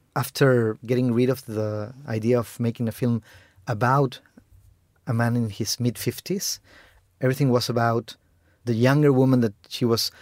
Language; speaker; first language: English; non-native, fluent; Spanish